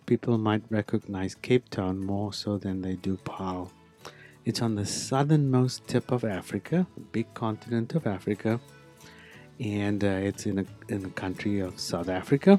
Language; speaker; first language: English; non-native, local second language; Afrikaans